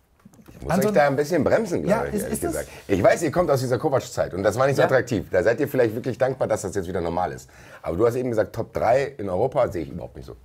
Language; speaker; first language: German; native; German